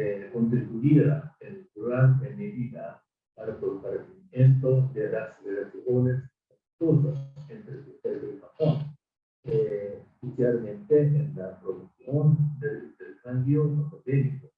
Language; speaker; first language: Spanish; non-native, fluent; Japanese